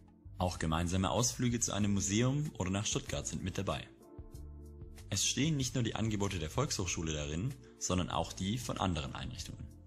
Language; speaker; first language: German; native; German